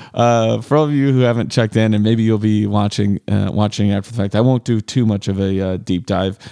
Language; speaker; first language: English; native; English